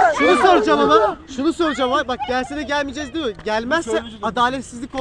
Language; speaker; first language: Turkish; native; Turkish